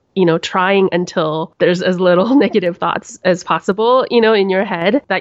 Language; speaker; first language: English; native; English